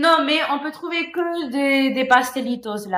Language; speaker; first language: French; non-native, fluent; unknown